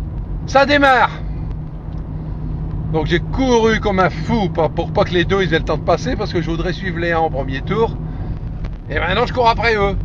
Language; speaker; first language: French; native; French